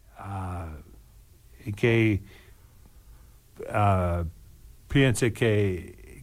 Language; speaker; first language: Spanish; non-native, learner; English